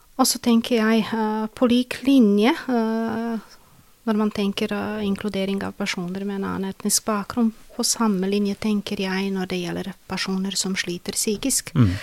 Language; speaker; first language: Norwegian; non-native, fluent; Serbian